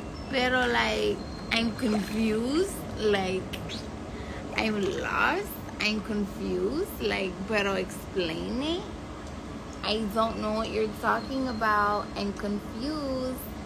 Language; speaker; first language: English; native; English